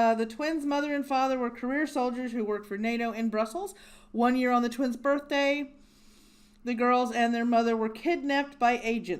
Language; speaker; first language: English; native; English